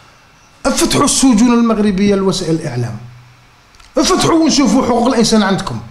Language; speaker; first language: Arabic; native; Arabic